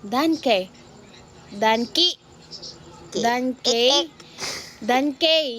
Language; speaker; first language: German; non-native, learner; Filipino